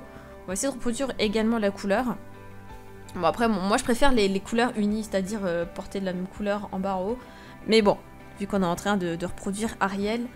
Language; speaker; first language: French; native; French